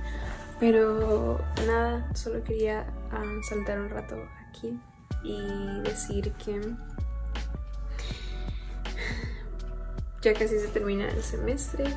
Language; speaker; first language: Spanish; early bilingual, heritage; Spanish